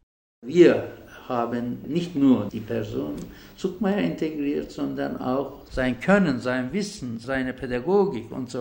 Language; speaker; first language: German; non-native, fluent; Turkish